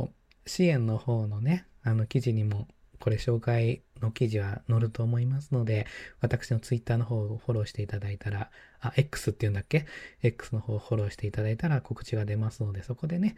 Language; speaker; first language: Japanese; native; Japanese